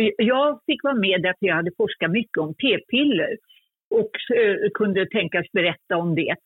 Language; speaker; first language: Swedish; native; Swedish